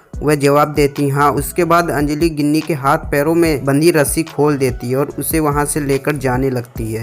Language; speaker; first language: Hindi; native; Hindi